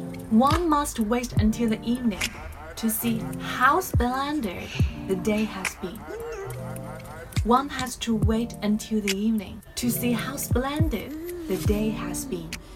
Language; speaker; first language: English; non-native, fluent; Chinese